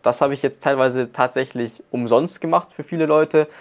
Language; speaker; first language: German; native; German